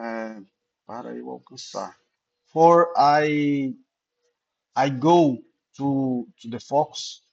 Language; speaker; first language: English; non-native, learner; Portuguese